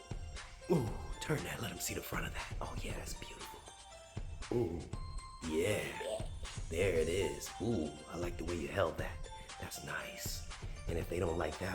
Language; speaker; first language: English; native; English